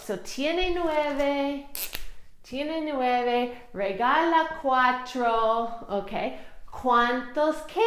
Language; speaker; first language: Spanish; non-native, fluent; English